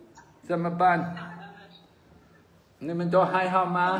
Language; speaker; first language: Chinese; non-native, learner; English